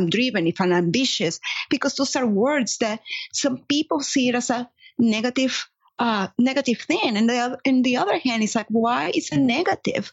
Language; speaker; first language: English; non-native, fluent; Spanish